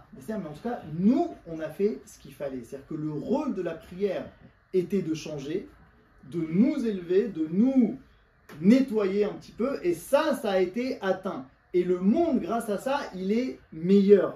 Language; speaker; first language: French; native; French